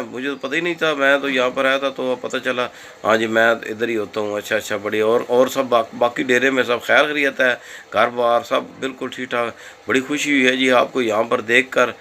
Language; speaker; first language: Urdu; non-native, local second language; Punjabi